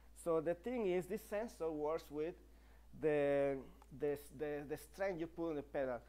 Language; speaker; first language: English; non-native, fluent; Spanish